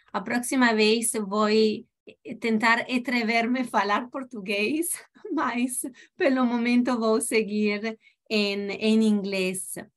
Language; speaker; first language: Portuguese; non-native, learner; Italian